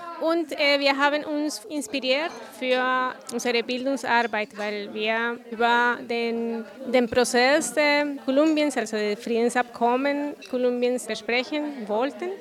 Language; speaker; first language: German; non-native, fluent; Spanish